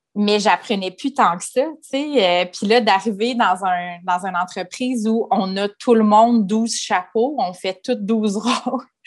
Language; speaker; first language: French; native; French